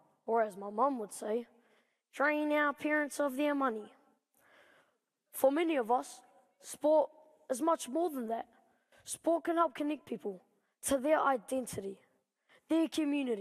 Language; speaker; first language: English; native; English